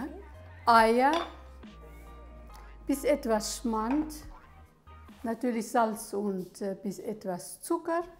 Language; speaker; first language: German; early bilingual, heritage; German